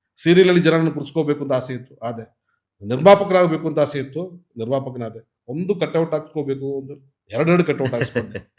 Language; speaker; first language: Kannada; non-native, local second language; Malayalam